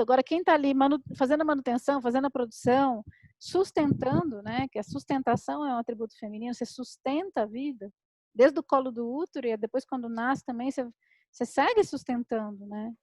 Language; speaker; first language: Portuguese; native; Portuguese